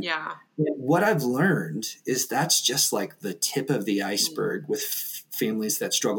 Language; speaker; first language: English; native; English